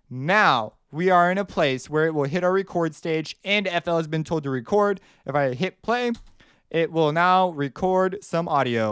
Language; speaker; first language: English; native; English